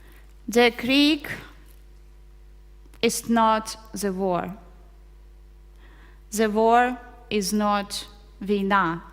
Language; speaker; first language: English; non-native, fluent; Ukrainian